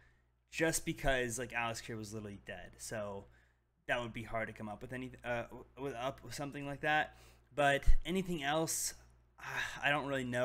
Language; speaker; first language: English; native; English